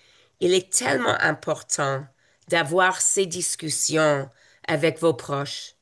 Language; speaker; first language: French; non-native, fluent; English